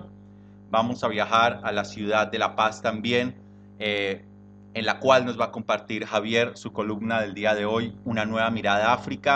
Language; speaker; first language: Spanish; native; Spanish